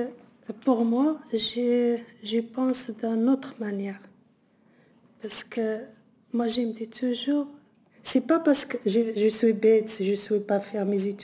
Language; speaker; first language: French; non-native, learner; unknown